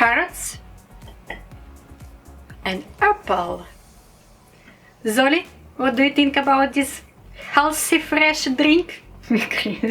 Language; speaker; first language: English; non-native, learner; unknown